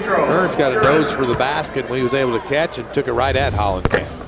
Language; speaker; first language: English; native; English